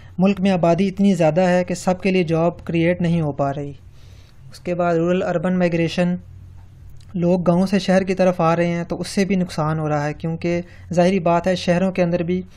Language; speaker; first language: Urdu; non-native, local second language; Punjabi